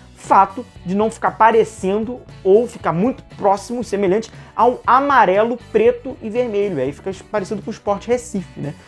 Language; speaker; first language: Portuguese; native; Portuguese